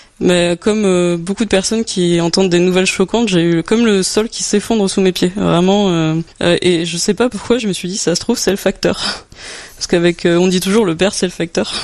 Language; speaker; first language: French; native; French